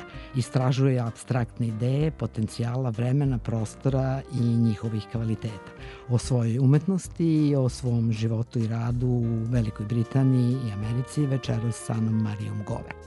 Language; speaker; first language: Serbian; native; Serbian